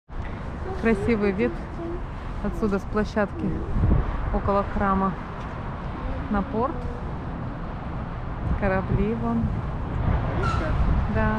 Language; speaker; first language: Russian; native; Russian